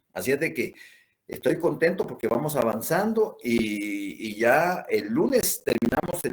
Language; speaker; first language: Spanish; native; Spanish